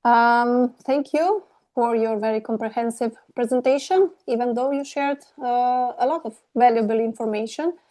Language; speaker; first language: English; non-native, fluent; Slovenian